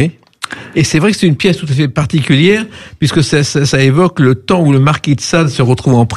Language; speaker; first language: French; native; French